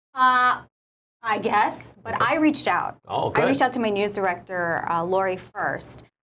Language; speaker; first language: English; native; English